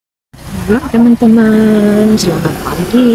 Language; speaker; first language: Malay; non-native, local second language; Javanese